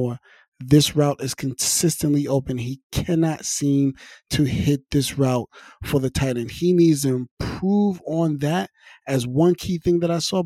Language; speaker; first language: English; native; English